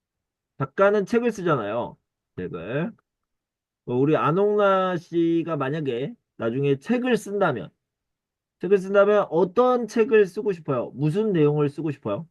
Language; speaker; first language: Korean; native; Korean